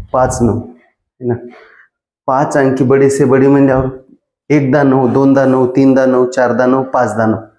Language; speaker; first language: Hindi; non-native, local second language; Marathi